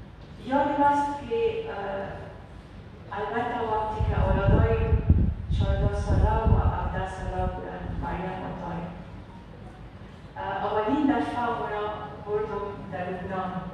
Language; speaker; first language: Persian; non-native, learner; Arabic